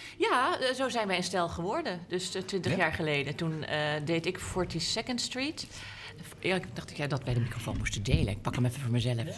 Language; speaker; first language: Dutch; native; Dutch